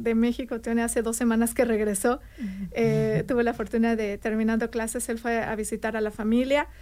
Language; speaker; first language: Spanish; native; Spanish